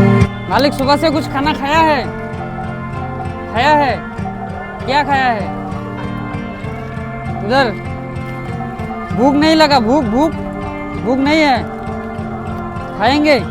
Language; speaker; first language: Hindi; non-native, local second language; Bangla